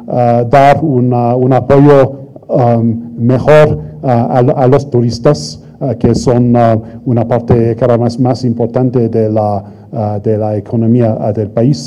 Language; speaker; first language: Spanish; non-native, fluent; English